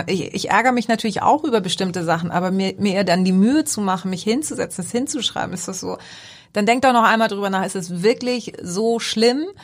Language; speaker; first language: German; early bilingual, other home language; Greek